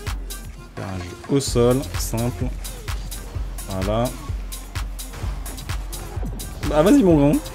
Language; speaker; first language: French; native; French